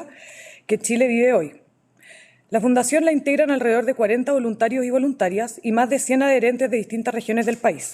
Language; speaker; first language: Spanish; native; Spanish